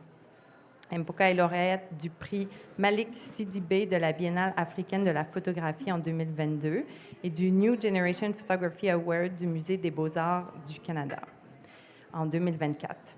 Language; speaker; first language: French; native; French